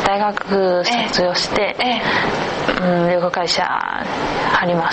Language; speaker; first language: Japanese; non-native, learner; Chinese